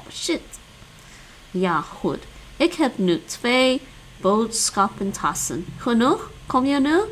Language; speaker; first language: Dutch; non-native, learner; English